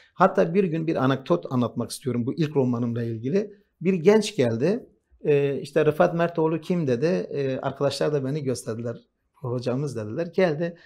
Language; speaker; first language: Turkish; non-native, local second language; Kurdish